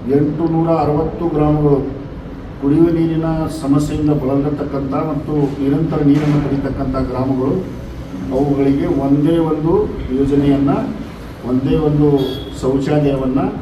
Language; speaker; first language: Kannada; non-native, local second language; Lambadi